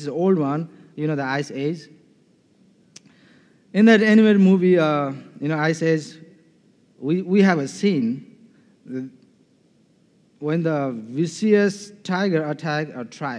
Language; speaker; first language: English; non-native, fluent; Nepali